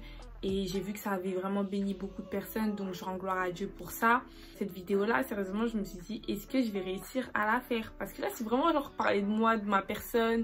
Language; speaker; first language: French; native; French